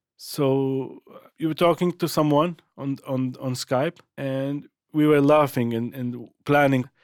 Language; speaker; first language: English; non-native, fluent; Arabic